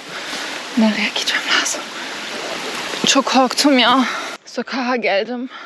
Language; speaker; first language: Turkish; non-native, learner; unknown